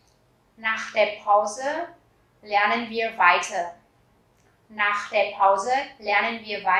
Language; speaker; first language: German; non-native, fluent; Vietnamese